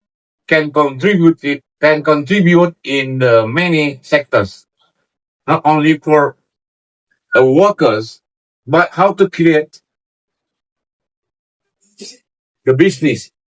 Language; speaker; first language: English; non-native, learner; Indonesian